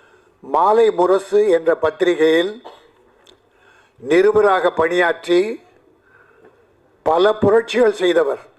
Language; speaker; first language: Tamil; native; Tamil